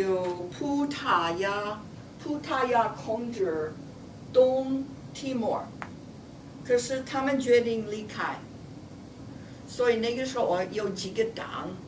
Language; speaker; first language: Chinese; non-native, fluent; English